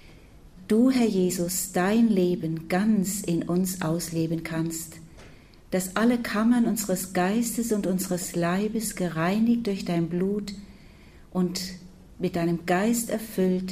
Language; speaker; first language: German; native; German